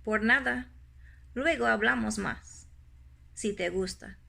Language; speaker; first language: Spanish; non-native, fluent; English